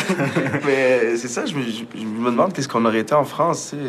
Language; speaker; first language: French; early bilingual, other home language; Arabic